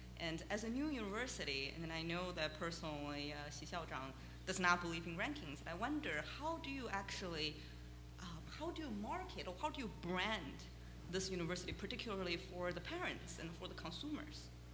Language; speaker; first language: English; non-native, fluent; Chinese